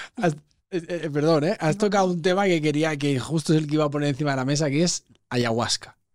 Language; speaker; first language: Spanish; native; Spanish